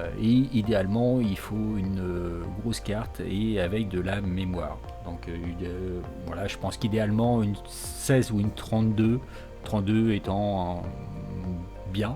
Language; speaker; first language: French; native; French